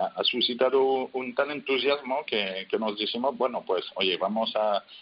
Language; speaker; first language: Spanish; non-native, fluent; French